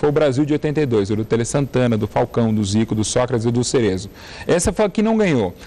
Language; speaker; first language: Portuguese; native; Portuguese